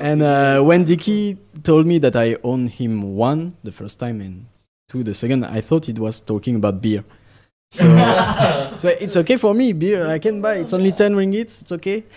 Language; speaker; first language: English; non-native, fluent; French